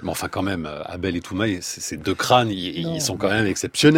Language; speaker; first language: French; native; French